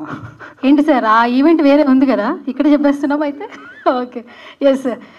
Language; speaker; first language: Telugu; native; Telugu